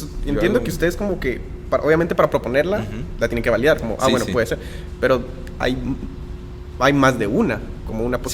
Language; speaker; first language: Spanish; native; Spanish